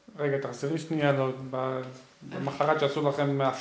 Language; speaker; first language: Hebrew; native; Hebrew